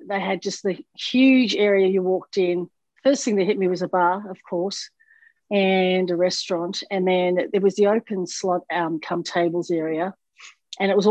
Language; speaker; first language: English; native; English